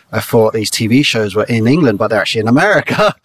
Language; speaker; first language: English; native; English